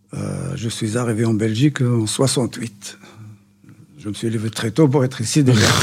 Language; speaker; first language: French; non-native, local second language; Arabic